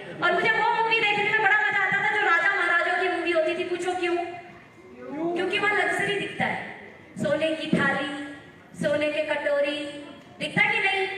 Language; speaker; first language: Hindi; native; Hindi